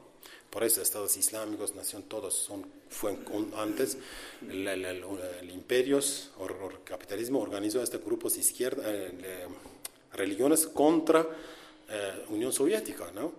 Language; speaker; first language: Spanish; non-native, learner; Kurdish